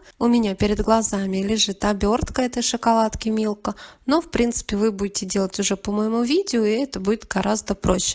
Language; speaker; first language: Russian; native; Russian